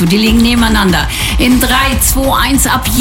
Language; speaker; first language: German; native; German